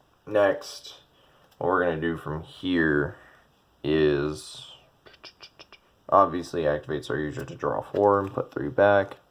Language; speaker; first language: English; native; English